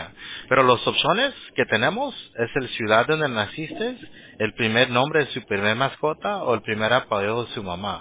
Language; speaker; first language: Spanish; early bilingual, heritage; Spanish